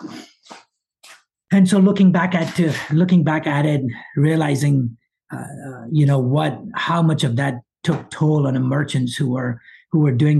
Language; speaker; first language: English; early bilingual, other home language; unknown